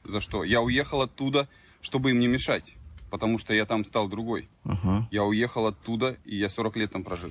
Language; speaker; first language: Russian; native; Russian